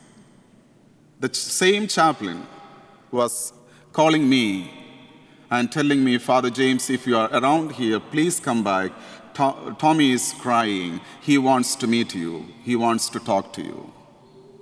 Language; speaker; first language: English; non-native, local second language; Malayalam